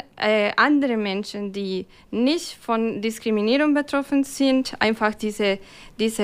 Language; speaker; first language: German; non-native, fluent; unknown